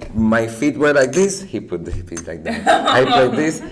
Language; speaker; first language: English; non-native, fluent; Spanish